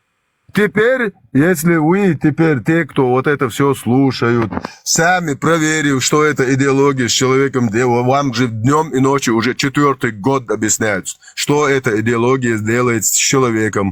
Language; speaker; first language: Russian; non-native, local second language; Chechen